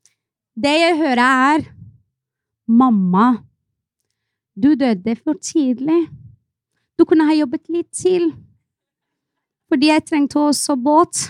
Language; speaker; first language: Norwegian; non-native, fluent; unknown